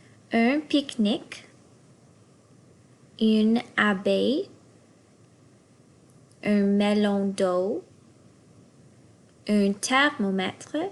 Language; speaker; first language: French; non-native, fluent; English